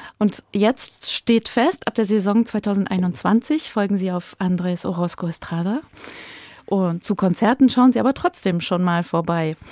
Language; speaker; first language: German; native; German